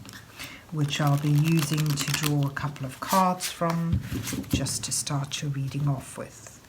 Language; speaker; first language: English; native; English